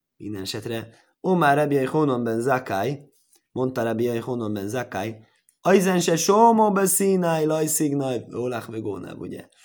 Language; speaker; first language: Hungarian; early bilingual, heritage; Hungarian